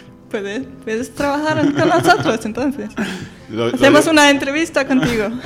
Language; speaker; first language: Spanish; non-native, fluent; German